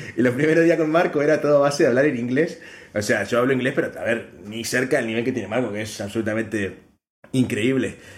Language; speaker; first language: Spanish; native; Spanish